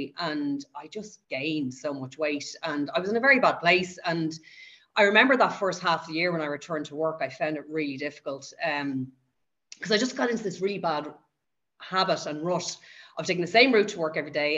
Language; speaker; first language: English; native; English